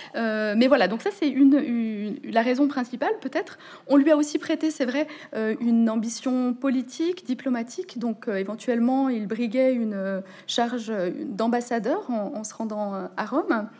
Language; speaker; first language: French; native; French